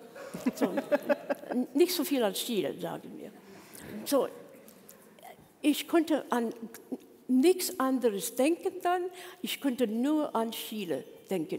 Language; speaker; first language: German; non-native, learner; English